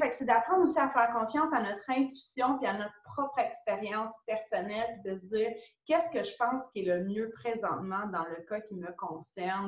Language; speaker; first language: French; native; French